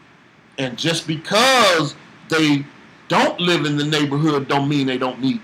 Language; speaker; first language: English; native; English